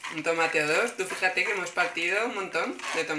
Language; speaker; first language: Spanish; native; Spanish